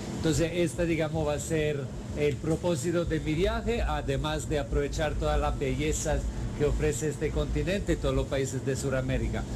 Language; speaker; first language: Spanish; non-native, fluent; Italian